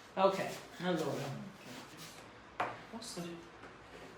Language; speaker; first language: Italian; early bilingual, heritage; Italian